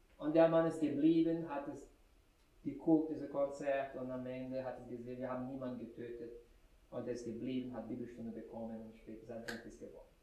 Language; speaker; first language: German; non-native, fluent; Portuguese